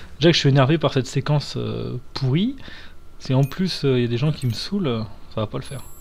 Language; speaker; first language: French; native; French